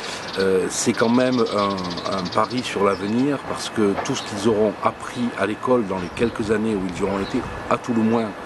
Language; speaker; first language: French; native; French